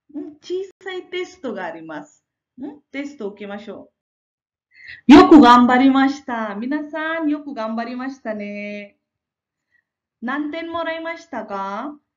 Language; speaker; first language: Japanese; non-native, fluent; Marathi